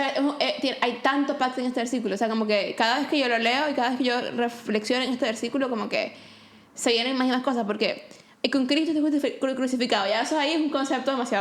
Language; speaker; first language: Spanish; native; Spanish